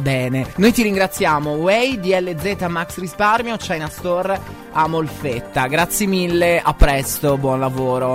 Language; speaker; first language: Italian; native; Italian